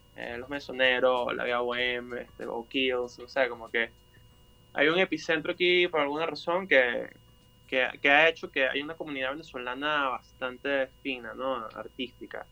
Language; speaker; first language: Spanish; native; Spanish